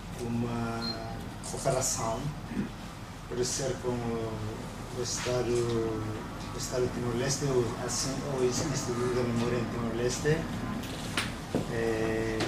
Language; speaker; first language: Portuguese; non-native, learner; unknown